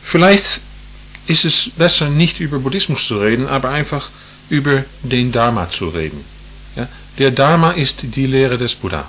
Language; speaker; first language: German; non-native, fluent; English